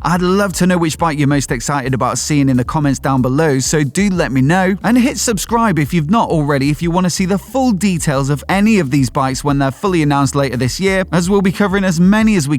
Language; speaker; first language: English; native; English